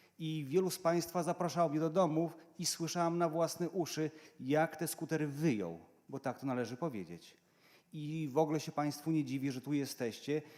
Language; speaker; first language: Polish; native; Polish